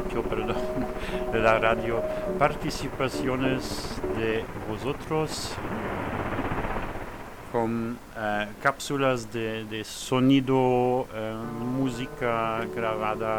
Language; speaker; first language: Spanish; non-native, learner; French